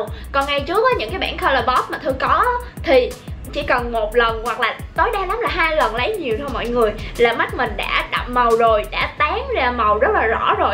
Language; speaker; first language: Vietnamese; native; Vietnamese